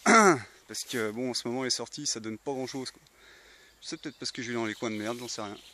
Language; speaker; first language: French; native; French